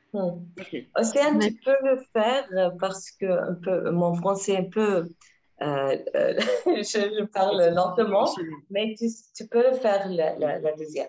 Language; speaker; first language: French; non-native, learner; Arabic